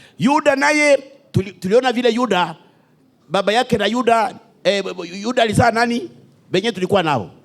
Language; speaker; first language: Swahili; native; Swahili